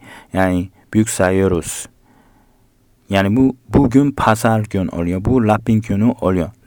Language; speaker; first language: Turkish; non-native, learner; Korean